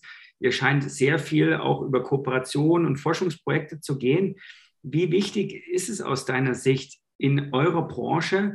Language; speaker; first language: German; native; German